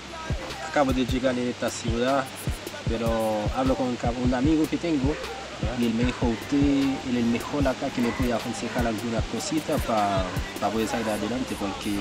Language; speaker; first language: Spanish; non-native, local second language; Haitian Creole